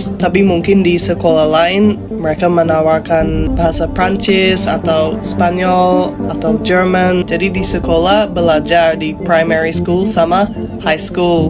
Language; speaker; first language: Indonesian; non-native, fluent; English